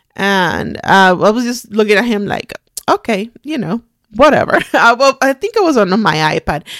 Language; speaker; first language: English; non-native, fluent; Spanish